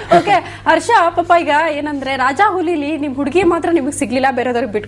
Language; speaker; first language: Kannada; native; Kannada